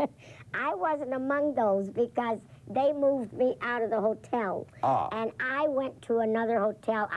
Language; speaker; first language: English; native; English